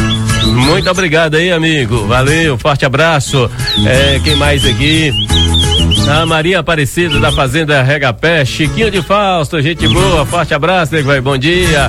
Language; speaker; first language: Portuguese; native; Portuguese